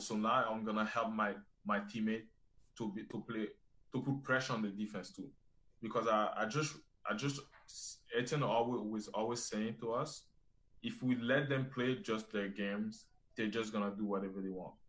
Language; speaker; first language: English; non-native, fluent; French